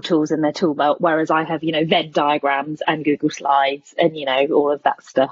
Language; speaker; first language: English; native; English